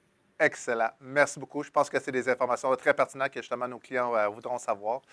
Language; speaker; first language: French; native; French